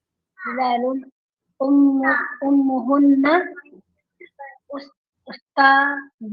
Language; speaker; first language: Arabic; non-native, learner; Filipino